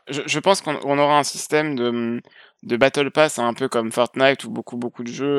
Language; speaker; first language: French; native; French